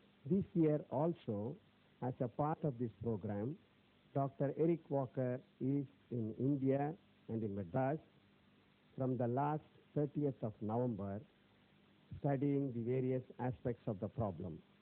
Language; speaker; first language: English; non-native, local second language; Tamil